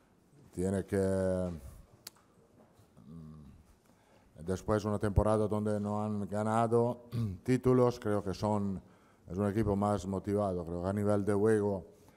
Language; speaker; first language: Spanish; non-native, fluent; Italian